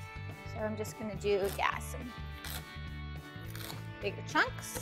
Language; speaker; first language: English; native; English